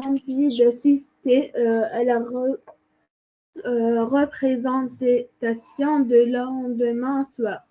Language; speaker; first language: French; non-native, learner; Arabic